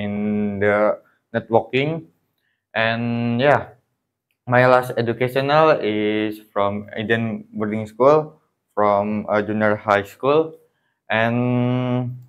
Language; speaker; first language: English; non-native, learner; Indonesian